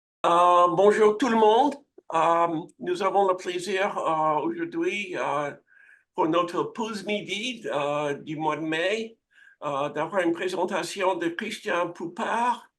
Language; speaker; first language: French; non-native, fluent; English